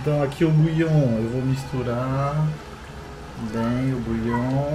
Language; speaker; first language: Portuguese; non-native, fluent; French